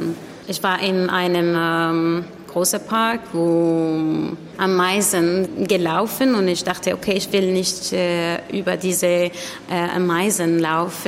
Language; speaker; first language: German; non-native, learner; Arabic